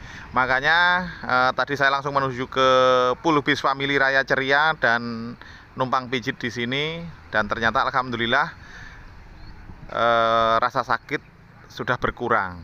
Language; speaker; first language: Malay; non-native, local second language; Javanese